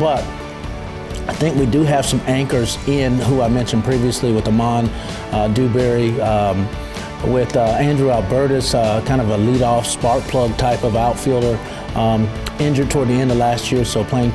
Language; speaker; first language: English; native; English